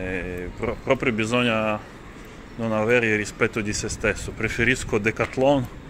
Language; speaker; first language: Italian; non-native, fluent; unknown